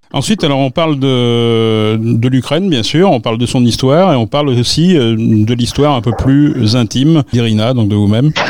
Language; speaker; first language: French; native; French